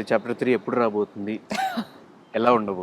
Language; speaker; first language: Telugu; native; Telugu